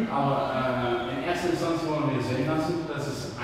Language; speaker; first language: German; non-native, fluent; Dutch